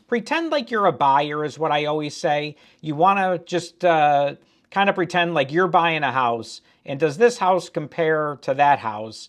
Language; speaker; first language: English; native; English